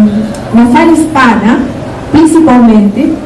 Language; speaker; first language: Portuguese; non-native, learner; Spanish